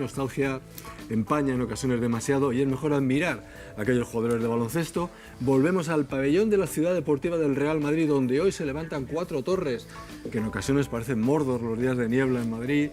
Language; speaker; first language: Spanish; native; Spanish